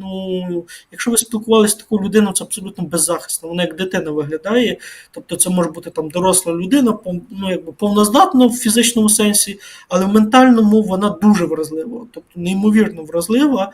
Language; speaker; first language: Ukrainian; native; Ukrainian